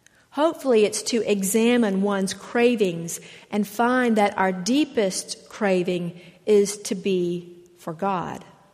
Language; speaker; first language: English; native; English